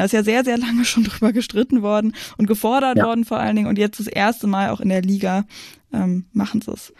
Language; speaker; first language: German; native; German